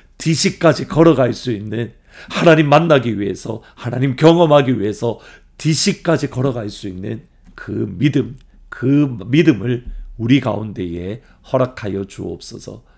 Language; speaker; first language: Korean; native; Korean